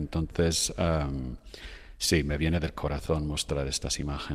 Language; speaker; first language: Spanish; non-native, fluent; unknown